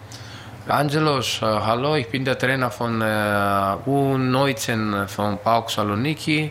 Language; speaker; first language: German; non-native, fluent; Greek